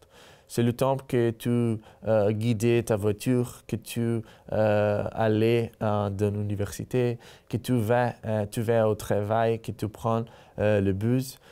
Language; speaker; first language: French; non-native, learner; Portuguese